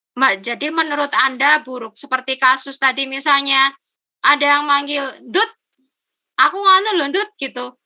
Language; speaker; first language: Indonesian; non-native, local second language; Javanese